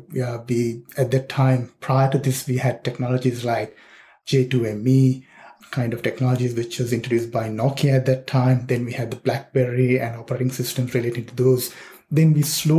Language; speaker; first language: English; non-native, local second language; Sinhala